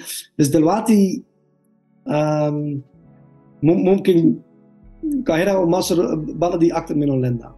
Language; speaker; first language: Arabic; non-native, learner; Dutch